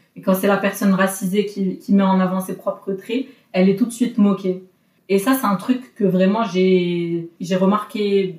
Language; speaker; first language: French; non-native, local second language; Arabic